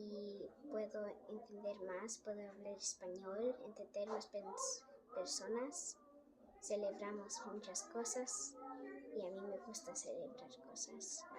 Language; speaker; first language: Spanish; early bilingual, heritage; Spanish